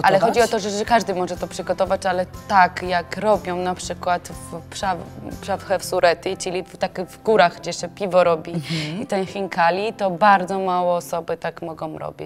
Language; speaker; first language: Polish; non-native, learner; Georgian